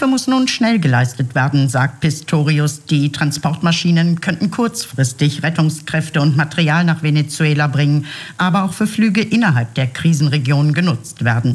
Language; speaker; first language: German; native; German